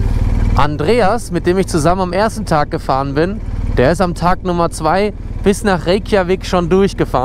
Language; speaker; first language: German; native; German